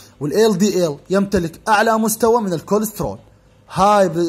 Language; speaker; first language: Arabic; native; Arabic